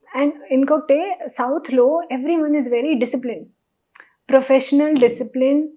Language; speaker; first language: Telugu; non-native, learner; Hindi